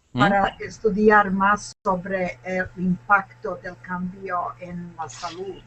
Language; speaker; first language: Spanish; non-native, learner; English